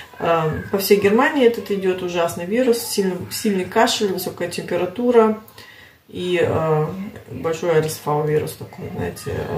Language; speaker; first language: Russian; early bilingual, heritage; Russian